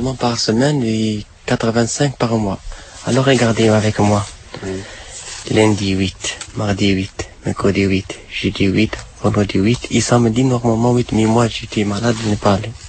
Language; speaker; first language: French; non-native, learner; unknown